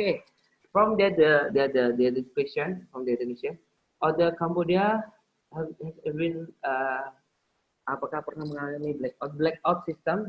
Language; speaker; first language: English; non-native, learner; Indonesian